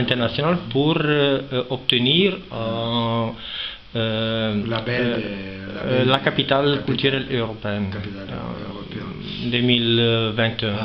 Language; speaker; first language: French; non-native, fluent; Romanian